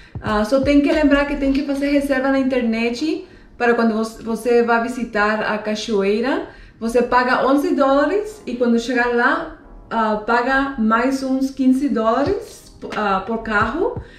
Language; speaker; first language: Portuguese; non-native, fluent; Spanish